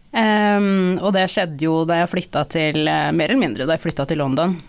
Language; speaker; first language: Norwegian; native; Norwegian